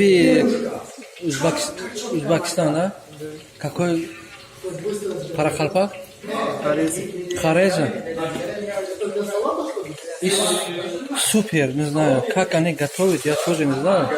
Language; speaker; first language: Russian; non-native, learner; Tajik